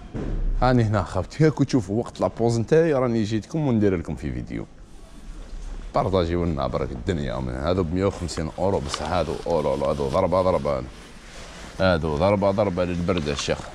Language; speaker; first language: Arabic; native; Arabic